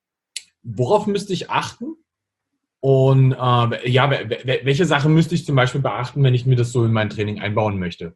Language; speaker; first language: German; native; German